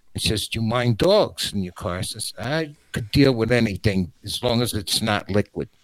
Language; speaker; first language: English; native; English